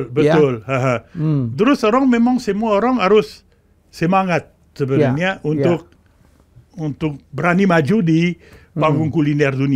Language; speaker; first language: Indonesian; non-native, fluent; French